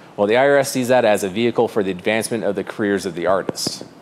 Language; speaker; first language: English; native; English